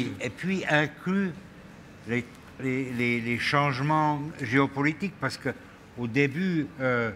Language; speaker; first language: French; non-native, fluent; German